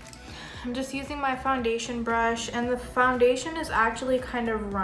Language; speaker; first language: English; native; English